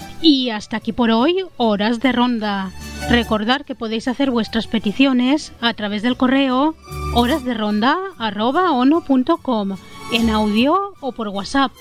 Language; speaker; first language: Spanish; native; Spanish